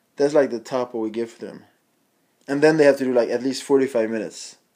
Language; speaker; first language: English; non-native, fluent; Swedish